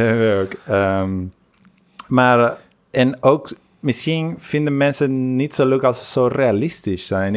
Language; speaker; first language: Dutch; non-native, fluent; Spanish